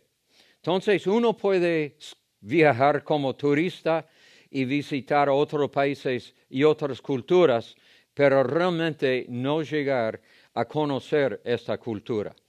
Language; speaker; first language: Spanish; non-native, fluent; English